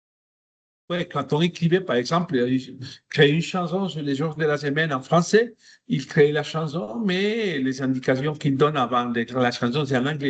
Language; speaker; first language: French; non-native, fluent; Spanish